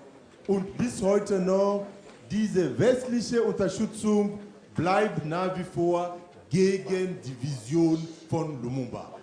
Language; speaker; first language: German; non-native, fluent; French